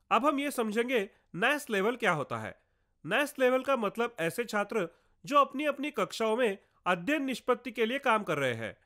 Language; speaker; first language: Hindi; non-native, local second language; Marathi